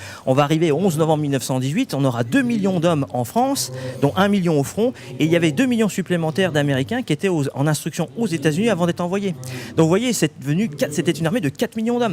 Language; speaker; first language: French; native; French